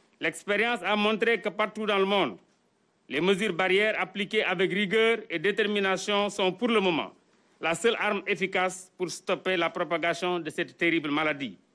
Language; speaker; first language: French; non-native, local second language; Wolof